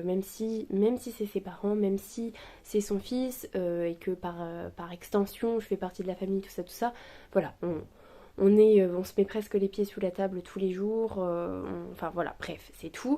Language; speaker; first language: French; native; French